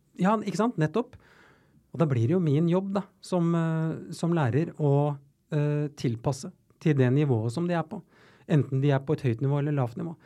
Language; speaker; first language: Norwegian; native; Norwegian